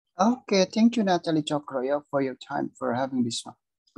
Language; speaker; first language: English; non-native, learner; Indonesian